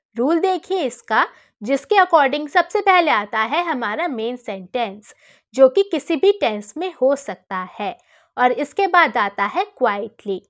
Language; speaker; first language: Hindi; native; Hindi